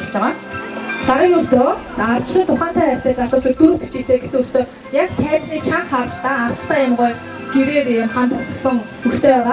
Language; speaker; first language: Mongolian; native; Mongolian